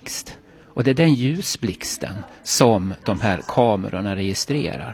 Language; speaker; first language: Swedish; native; Swedish